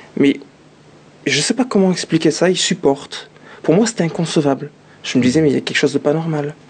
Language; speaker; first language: French; early bilingual, other home language; Arabic